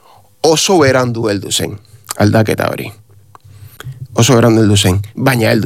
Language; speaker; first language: Basque; non-native, learner; Spanish